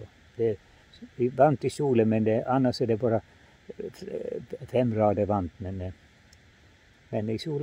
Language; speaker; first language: Swedish; non-native, fluent; Finnish